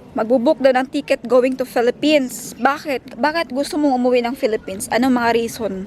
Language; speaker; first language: Filipino; non-native, local second language; Cebuano